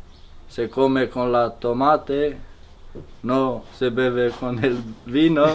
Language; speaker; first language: Spanish; non-native, fluent; Romanian